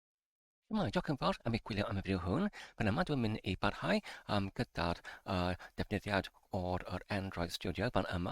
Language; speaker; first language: Welsh; non-native, learner; English